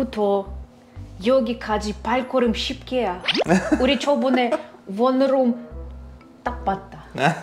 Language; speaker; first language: Korean; non-native, learner; Russian